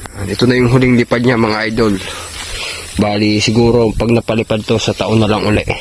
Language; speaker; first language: Filipino; native; Filipino